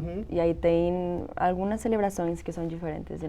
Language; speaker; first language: Portuguese; non-native, fluent; Spanish